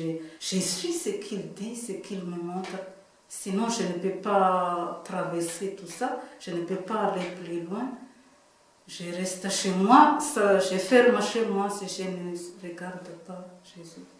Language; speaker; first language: French; non-native, local second language; Malagasy